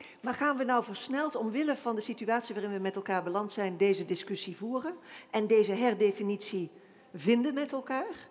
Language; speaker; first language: Dutch; native; Dutch